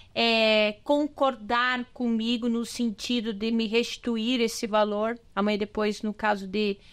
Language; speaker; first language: Portuguese; native; Portuguese